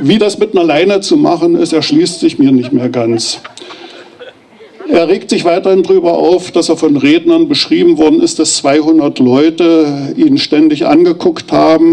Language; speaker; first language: German; native; German